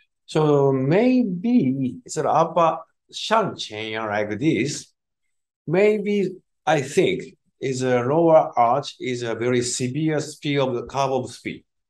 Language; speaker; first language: English; non-native, learner; Japanese